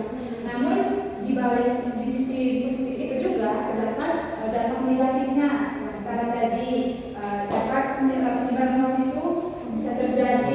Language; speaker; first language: Indonesian; native; Indonesian